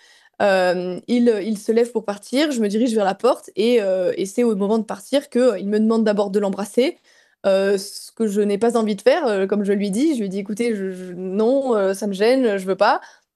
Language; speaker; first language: French; native; French